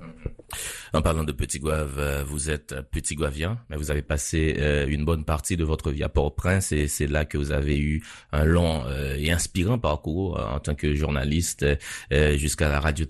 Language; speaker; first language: French; non-native, local second language; Haitian Creole